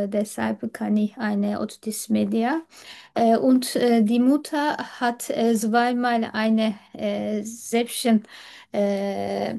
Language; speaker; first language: German; non-native, learner; Turkish